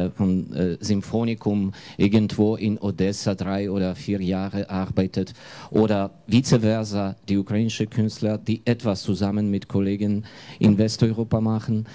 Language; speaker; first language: German; non-native, fluent; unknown